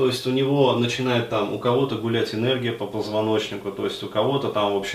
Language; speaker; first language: Russian; native; Russian